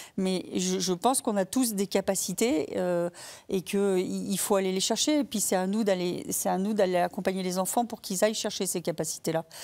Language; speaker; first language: French; native; French